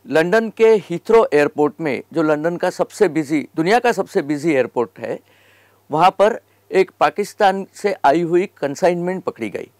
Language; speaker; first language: Hindi; native; Hindi